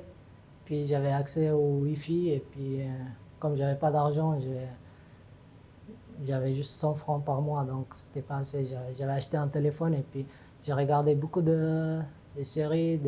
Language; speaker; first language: French; non-native, fluent; Tigrinya